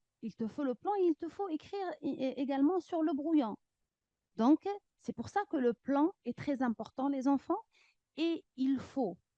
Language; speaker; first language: French; non-native, local second language; Arabic